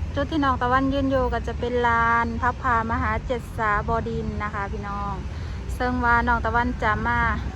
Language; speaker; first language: Thai; native; Thai